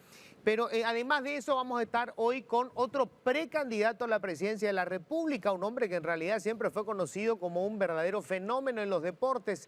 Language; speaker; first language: Spanish; native; Spanish